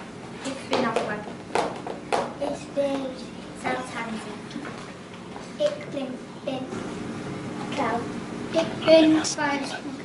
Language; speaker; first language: German; non-native, learner; English